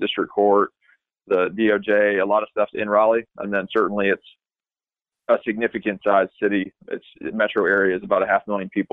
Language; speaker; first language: English; native; English